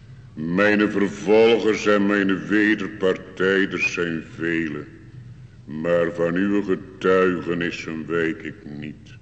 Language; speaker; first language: Dutch; native; Dutch